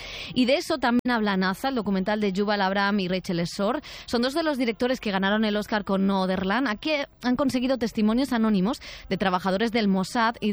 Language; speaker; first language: Spanish; native; Spanish